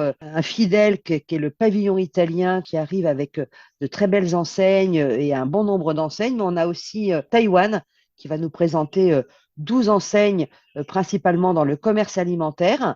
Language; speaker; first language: French; native; French